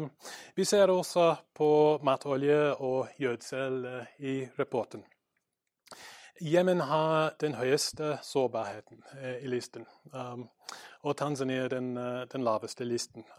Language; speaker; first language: Norwegian; non-native, learner; English